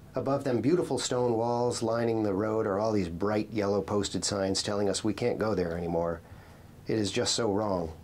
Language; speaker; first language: English; native; English